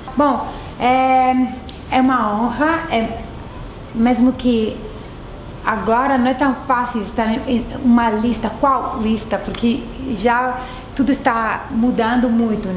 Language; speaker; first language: Portuguese; non-native, fluent; Italian